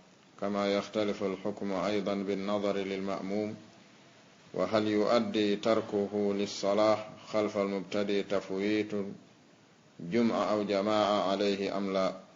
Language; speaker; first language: Arabic; non-native, fluent; Fula